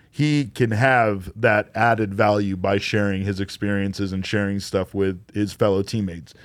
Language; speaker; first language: English; native; English